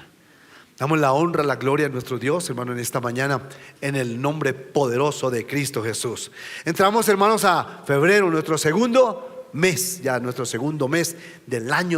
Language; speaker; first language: Spanish; native; Spanish